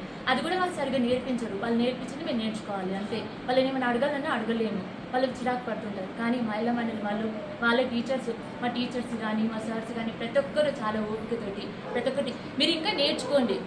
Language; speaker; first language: Telugu; native; Telugu